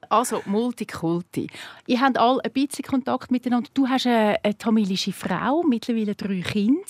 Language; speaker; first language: German; native; German